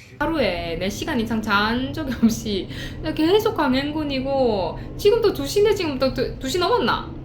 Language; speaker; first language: Korean; native; Korean